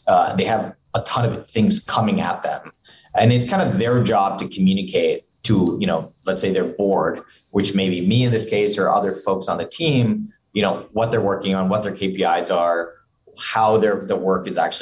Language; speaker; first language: English; native; English